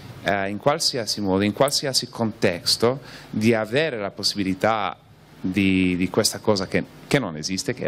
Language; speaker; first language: Italian; non-native, fluent; English